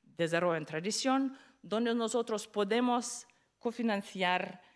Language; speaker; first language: Spanish; non-native, fluent; Lithuanian